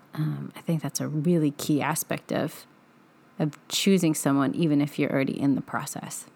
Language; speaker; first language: English; native; English